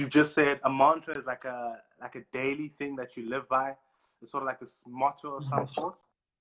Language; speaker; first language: English; non-native, local second language; Xhosa